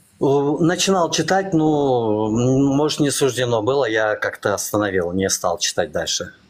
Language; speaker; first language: Russian; non-native, local second language; Azerbaijani